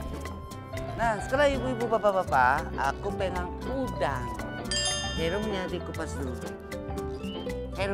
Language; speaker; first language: Indonesian; non-native, learner; Japanese